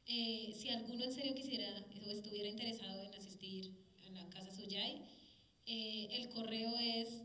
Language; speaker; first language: Spanish; native; Spanish